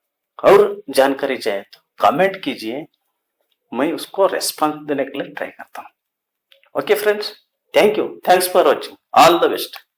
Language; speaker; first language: Hindi; non-native, local second language; Kannada